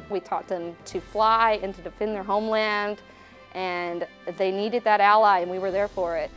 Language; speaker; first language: English; native; English